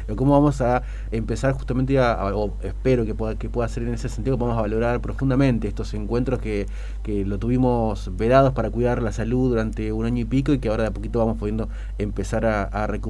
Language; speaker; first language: Spanish; native; Spanish